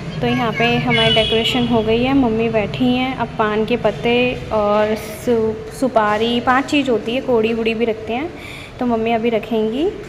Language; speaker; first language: Hindi; native; Hindi